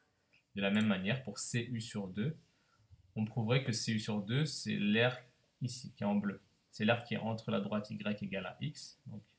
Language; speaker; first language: French; native; French